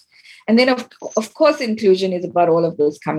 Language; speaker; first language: English; native; English